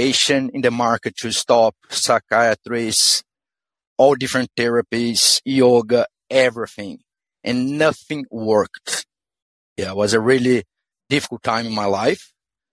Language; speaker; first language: English; non-native, fluent; Portuguese